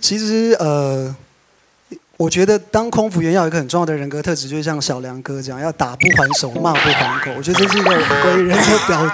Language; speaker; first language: Chinese; native; Chinese